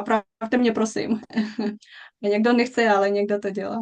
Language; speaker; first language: Czech; non-native, fluent; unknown